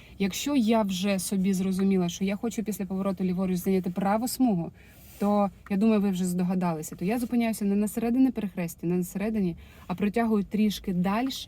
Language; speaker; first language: Ukrainian; non-native, local second language; Russian